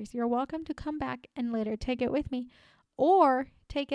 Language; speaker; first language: English; non-native, fluent; Spanish